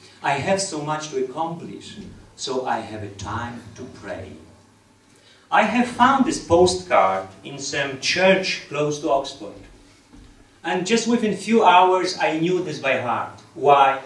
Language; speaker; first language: English; non-native, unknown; Polish